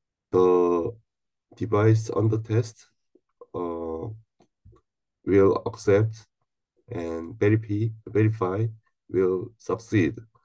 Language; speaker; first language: English; non-native, learner; Korean